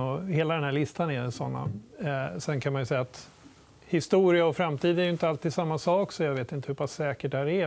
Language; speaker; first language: Swedish; native; Swedish